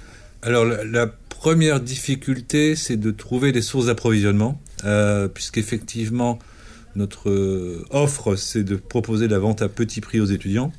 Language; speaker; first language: French; native; French